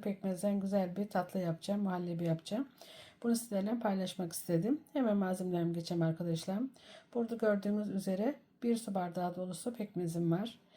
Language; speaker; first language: Turkish; native; Turkish